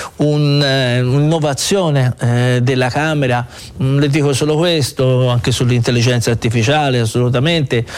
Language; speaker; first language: Italian; native; Italian